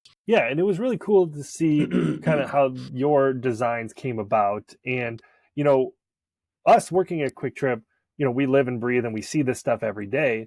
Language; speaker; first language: English; native; English